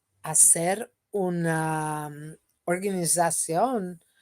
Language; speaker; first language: Spanish; non-native, fluent; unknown